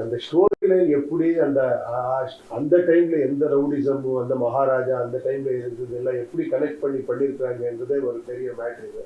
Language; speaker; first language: Tamil; non-native, learner; Kannada